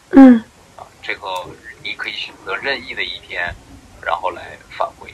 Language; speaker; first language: Chinese; native; Chinese